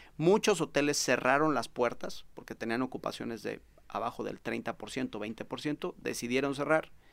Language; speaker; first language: Spanish; native; Spanish